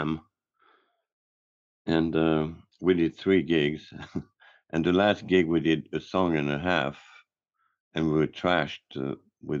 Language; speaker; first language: English; non-native, fluent; French